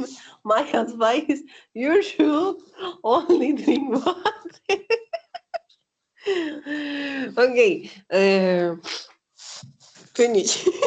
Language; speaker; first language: English; non-native, learner; Spanish